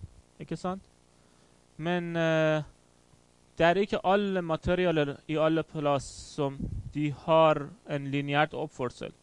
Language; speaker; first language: Swedish; non-native, fluent; Persian